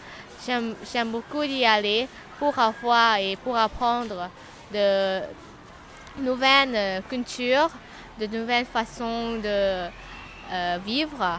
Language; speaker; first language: French; non-native, learner; Lao